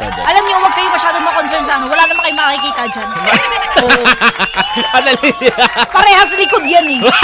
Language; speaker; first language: Filipino; native; Filipino